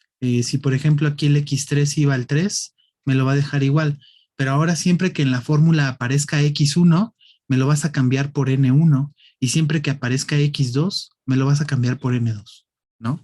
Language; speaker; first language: Spanish; native; Spanish